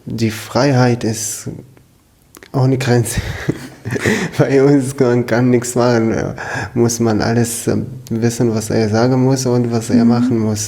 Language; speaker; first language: German; non-native, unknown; Arabic